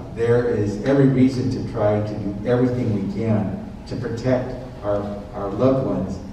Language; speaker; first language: English; early bilingual, other home language; Spanish